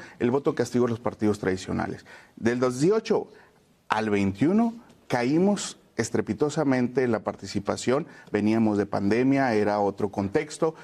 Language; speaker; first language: Spanish; native; Spanish